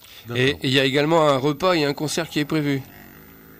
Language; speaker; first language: French; native; French